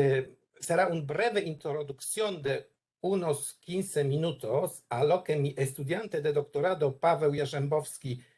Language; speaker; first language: Spanish; non-native, learner; Polish